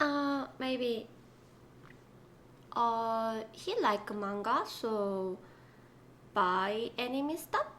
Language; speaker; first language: English; non-native, learner; Korean